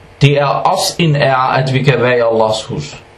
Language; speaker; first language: Danish; non-native, fluent; Arabic